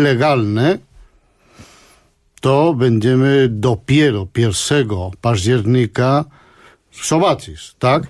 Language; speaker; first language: Polish; non-native, fluent; Spanish